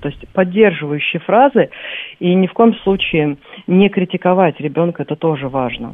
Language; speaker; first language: Russian; native; Russian